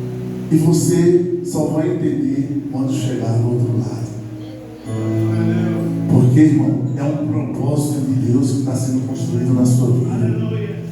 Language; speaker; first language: Portuguese; native; Portuguese